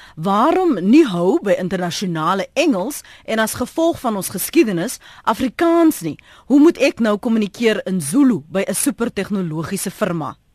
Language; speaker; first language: Afrikaans; native; Afrikaans